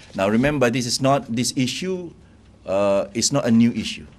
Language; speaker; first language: English; non-native, local second language; Malay